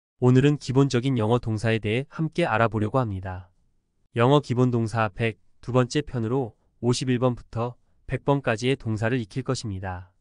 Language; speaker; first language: Korean; native; Korean